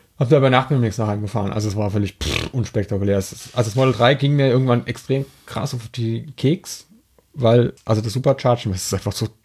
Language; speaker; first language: German; non-native, fluent; French